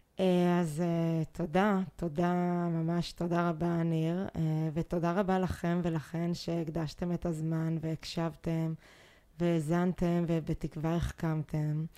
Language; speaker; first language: Hebrew; native; Hebrew